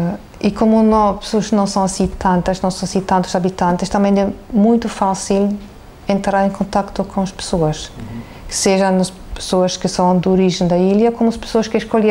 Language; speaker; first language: Portuguese; non-native, fluent; German